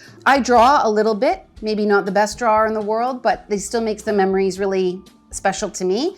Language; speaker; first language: English; native; English